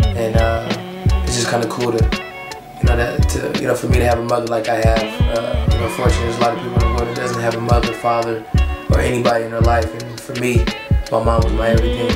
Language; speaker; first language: English; native; English